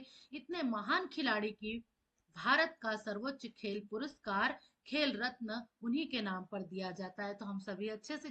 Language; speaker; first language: Hindi; native; Hindi